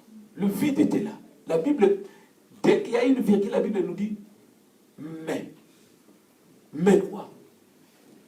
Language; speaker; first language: French; non-native, local second language; Lingala